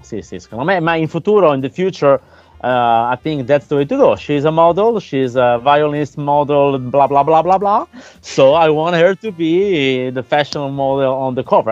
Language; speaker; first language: English; non-native, fluent; Italian